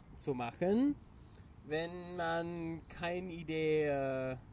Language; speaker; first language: German; non-native, learner; English